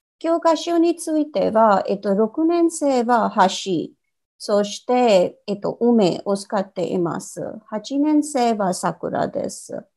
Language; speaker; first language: Japanese; non-native, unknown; Hindi